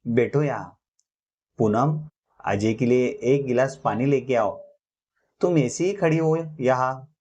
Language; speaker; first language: Hindi; non-native, local second language; Marathi